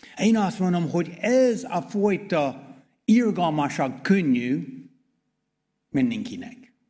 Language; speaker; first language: Hungarian; non-native, learner; English